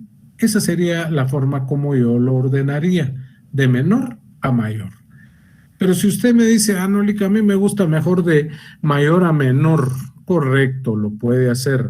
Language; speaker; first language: Spanish; native; Spanish